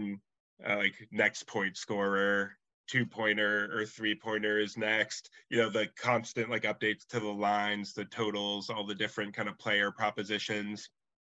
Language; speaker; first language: English; native; English